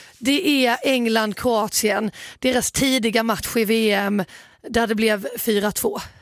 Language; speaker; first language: Swedish; native; Swedish